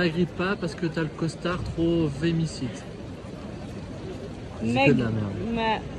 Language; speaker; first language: French; native; French